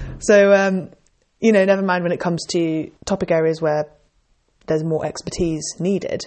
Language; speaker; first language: English; native; English